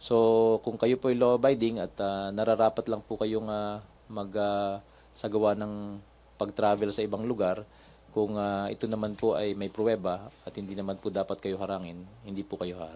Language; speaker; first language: Filipino; native; Filipino